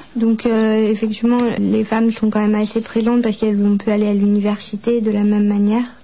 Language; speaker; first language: French; native; French